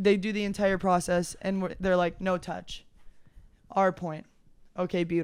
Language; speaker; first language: English; native; English